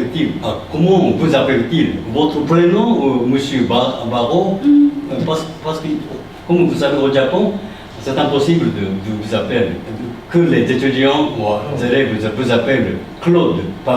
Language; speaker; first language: French; non-native, learner; Japanese